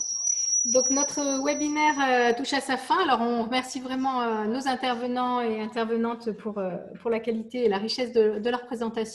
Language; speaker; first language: French; native; French